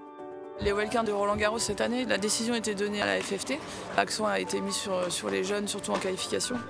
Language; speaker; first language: French; native; French